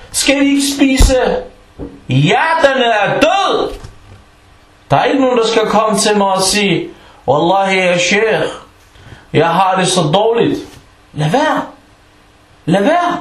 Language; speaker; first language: Danish; non-native, fluent; Arabic